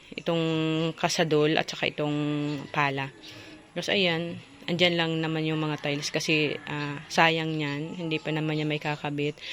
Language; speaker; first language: Filipino; non-native, local second language; Bikol